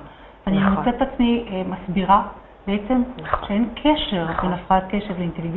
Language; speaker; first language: Hebrew; native; Hebrew